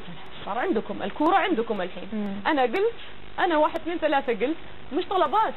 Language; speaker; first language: Arabic; native; Arabic